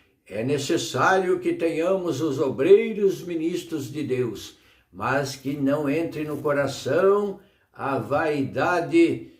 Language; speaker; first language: Portuguese; native; Portuguese